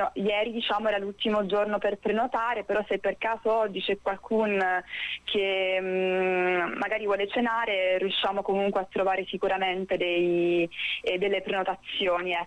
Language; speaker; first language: Italian; native; Italian